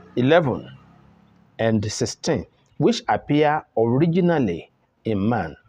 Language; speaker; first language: English; non-native, local second language; Yoruba